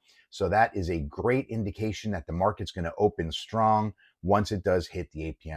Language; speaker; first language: English; native; English